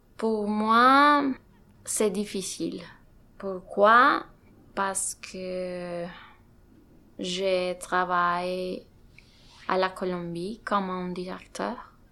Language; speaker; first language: French; non-native, learner; Spanish